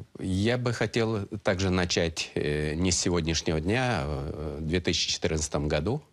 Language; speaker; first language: Russian; non-native, local second language; Romanian